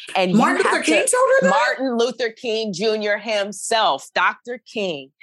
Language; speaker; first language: English; native; English